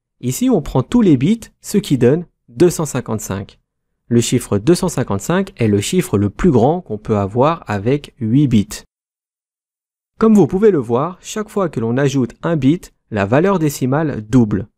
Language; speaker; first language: French; native; French